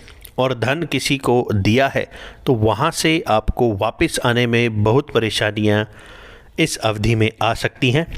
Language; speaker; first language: Hindi; native; Hindi